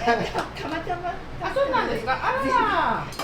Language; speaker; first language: Japanese; native; Japanese